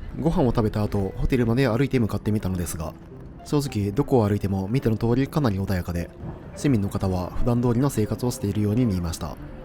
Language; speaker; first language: Japanese; native; Japanese